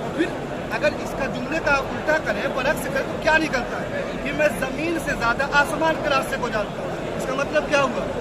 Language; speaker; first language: Urdu; native; Urdu